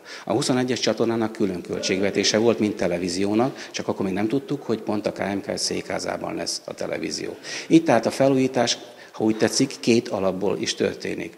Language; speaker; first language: Hungarian; native; Hungarian